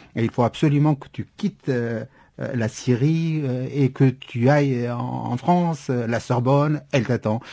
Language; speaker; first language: French; non-native, fluent; Kurdish